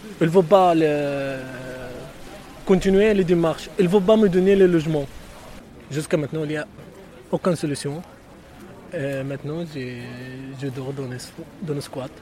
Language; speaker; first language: French; non-native, learner; Arabic